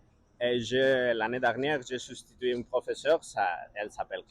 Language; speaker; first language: French; non-native, learner; Catalan